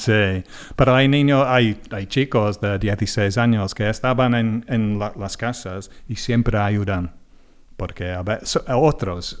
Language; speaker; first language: Spanish; non-native, learner; English